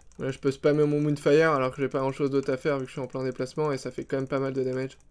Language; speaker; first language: French; native; French